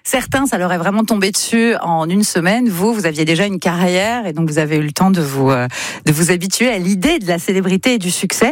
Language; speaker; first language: French; native; French